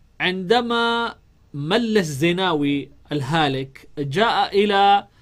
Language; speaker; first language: Arabic; non-native, fluent; Amharic